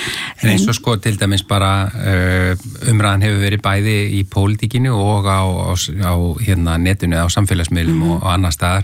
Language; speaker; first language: Icelandic; native; Icelandic